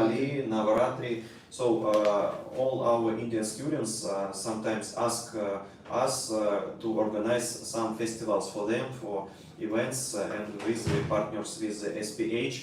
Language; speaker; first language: English; non-native, learner; Russian